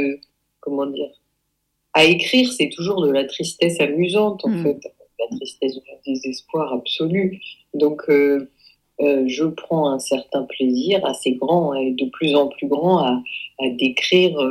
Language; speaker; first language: French; native; French